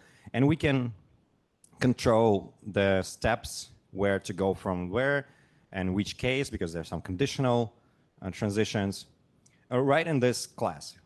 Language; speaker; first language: English; non-native, fluent; Russian